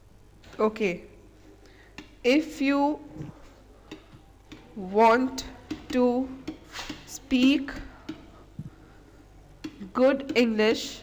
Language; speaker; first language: English; non-native, local second language; Hindi